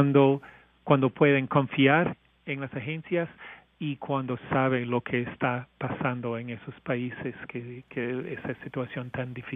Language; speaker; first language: Spanish; non-native, fluent; English